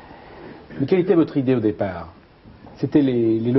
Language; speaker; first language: French; native; French